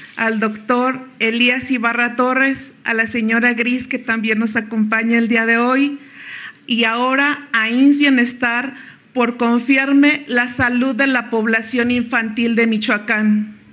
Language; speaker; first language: Spanish; native; Spanish